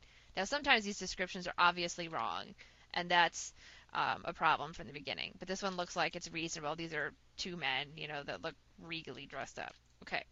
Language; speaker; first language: English; native; English